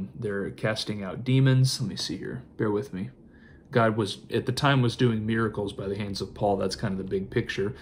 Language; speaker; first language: English; native; English